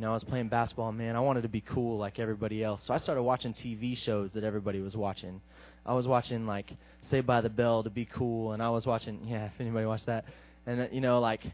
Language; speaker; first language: English; native; English